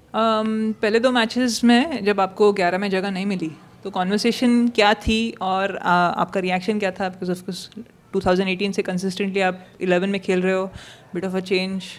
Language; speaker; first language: Hindi; native; Hindi